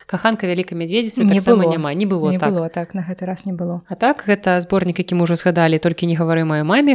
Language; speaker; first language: Belarusian; non-native, local second language; Russian